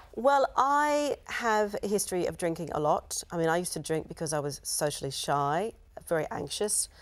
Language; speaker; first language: English; native; English